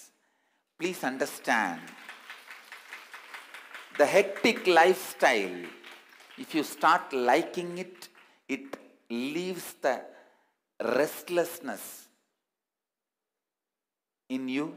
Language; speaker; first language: English; non-native, local second language; Tamil